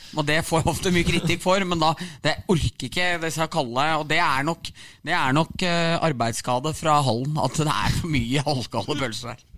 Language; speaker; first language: Norwegian; native; Norwegian